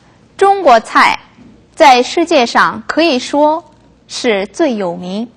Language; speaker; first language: Chinese; non-native, fluent; Korean